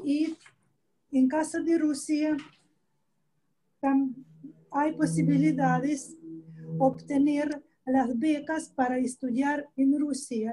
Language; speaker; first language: Spanish; non-native, fluent; Russian